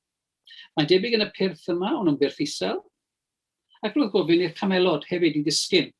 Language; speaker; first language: Welsh; native; Welsh